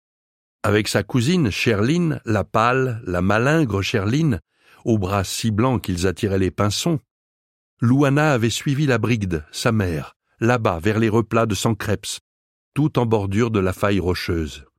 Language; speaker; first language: French; native; French